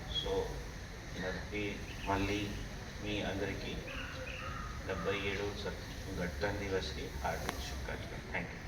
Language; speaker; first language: Telugu; non-native, local second language; Hindi